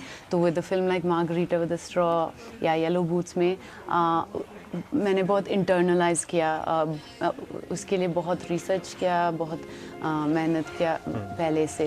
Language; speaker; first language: Hindi; non-native, local second language; English